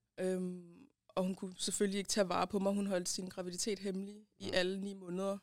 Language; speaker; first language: Danish; early bilingual, other home language; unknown